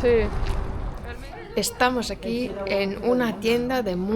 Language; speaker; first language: Spanish; non-native, fluent; Estonian